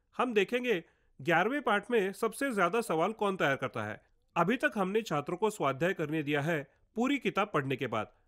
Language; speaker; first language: Hindi; non-native, local second language; Marathi